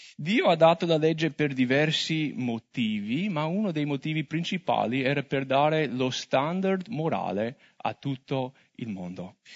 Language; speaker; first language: Italian; non-native, fluent; English